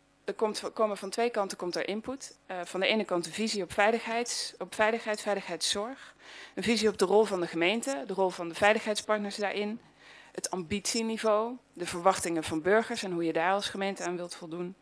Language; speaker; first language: Dutch; native; Dutch